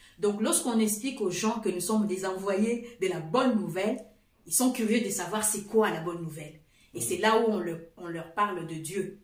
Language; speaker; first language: French; non-native, fluent; Portuguese